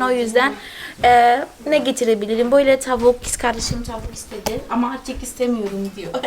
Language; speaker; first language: Turkish; non-native, fluent; Portuguese